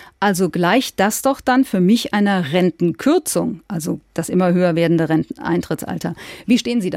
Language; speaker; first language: German; native; German